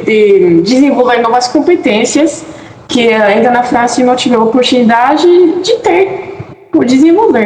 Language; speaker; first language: Portuguese; non-native, fluent; French